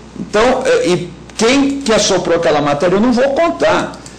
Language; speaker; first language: Portuguese; native; Portuguese